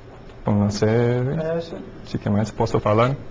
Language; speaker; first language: Portuguese; non-native, learner; English